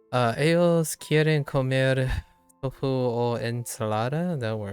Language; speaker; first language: Spanish; non-native, learner; English